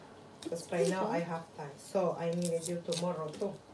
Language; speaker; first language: English; non-native, learner; Spanish